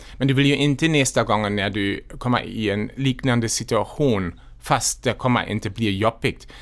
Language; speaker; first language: Swedish; non-native, fluent; German